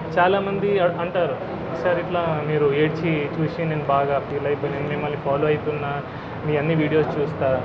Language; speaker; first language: Telugu; non-native, local second language; Hindi